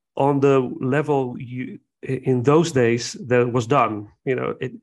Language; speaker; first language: English; non-native, fluent; Dutch